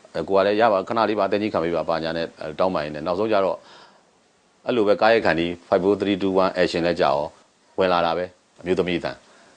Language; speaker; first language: Burmese; native; Burmese